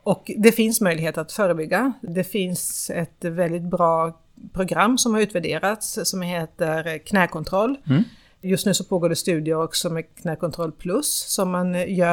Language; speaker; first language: Swedish; native; Swedish